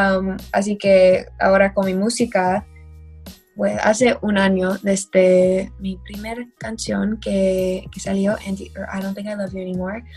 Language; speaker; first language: Spanish; non-native, learner; English